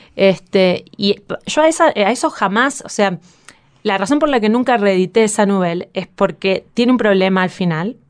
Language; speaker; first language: Spanish; native; Spanish